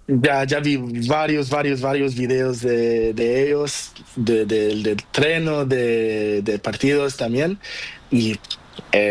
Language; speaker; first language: Spanish; non-native, learner; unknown